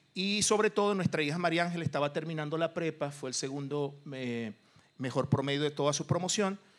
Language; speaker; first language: Spanish; early bilingual, other home language; Portuguese